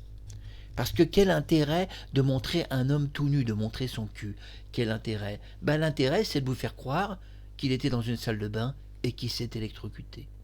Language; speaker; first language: French; native; French